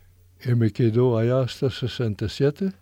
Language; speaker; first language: Spanish; non-native, fluent; French